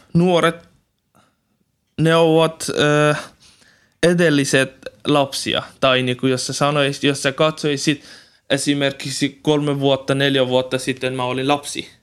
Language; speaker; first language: Finnish; non-native, learner; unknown